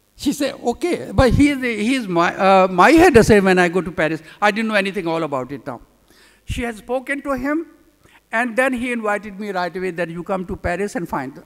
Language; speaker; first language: English; non-native, local second language; Urdu